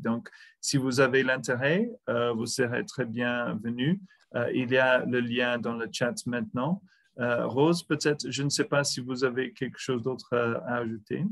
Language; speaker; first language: French; non-native, fluent; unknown